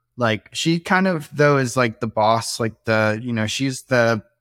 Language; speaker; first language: English; native; English